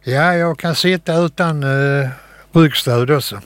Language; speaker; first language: Swedish; native; Swedish